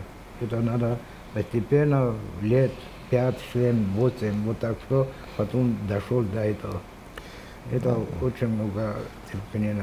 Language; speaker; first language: Russian; non-native, local second language; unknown